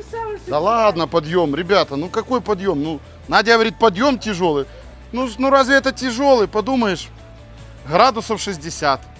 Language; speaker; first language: Russian; native; Russian